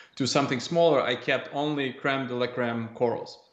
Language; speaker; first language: English; non-native, fluent; Russian